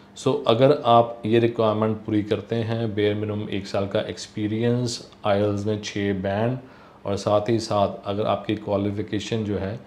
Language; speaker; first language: Hindi; non-native, local second language; Punjabi